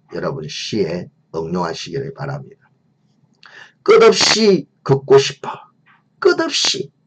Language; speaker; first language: Korean; native; Korean